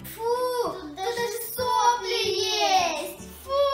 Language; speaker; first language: Russian; native; Russian